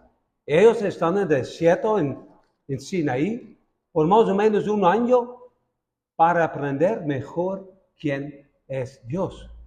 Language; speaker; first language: Spanish; non-native, fluent; Dutch